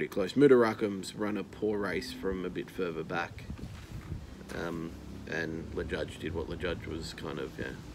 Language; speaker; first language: English; native; English